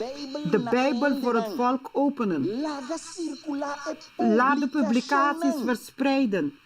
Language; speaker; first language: Dutch; non-native, local second language; Papiamento